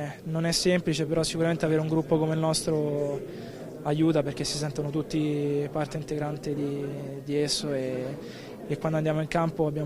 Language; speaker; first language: Italian; native; Italian